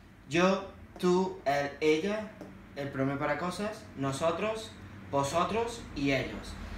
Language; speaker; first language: Spanish; native; Spanish